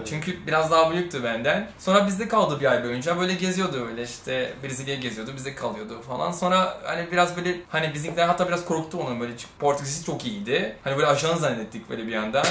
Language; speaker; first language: Turkish; non-native, fluent; Portuguese